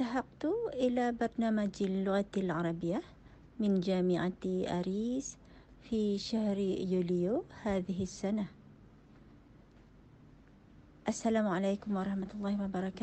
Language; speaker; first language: Arabic; non-native, learner; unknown